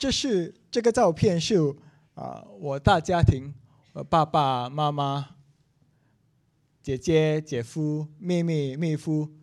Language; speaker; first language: Chinese; non-native, local second language; English